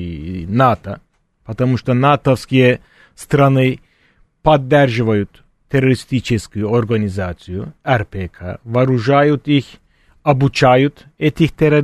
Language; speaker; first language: Russian; non-native, fluent; Turkish